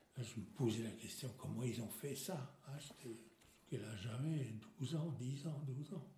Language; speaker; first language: French; non-native, local second language; Swiss German